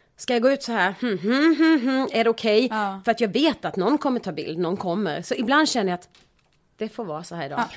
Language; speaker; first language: Swedish; native; Swedish